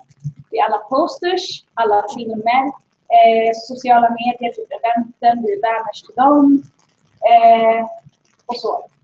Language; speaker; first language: Swedish; native; Swedish